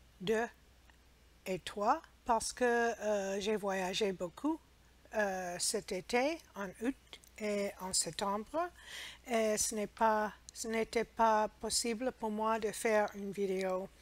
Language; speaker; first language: French; non-native, learner; English